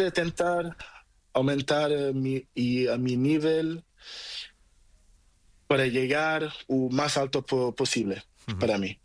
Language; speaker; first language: Spanish; non-native, learner; Portuguese